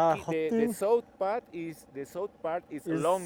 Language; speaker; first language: English; non-native, learner; Spanish